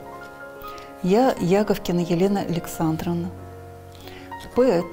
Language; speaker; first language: Russian; native; Russian